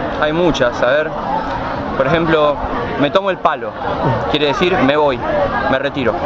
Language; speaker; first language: Spanish; native; Spanish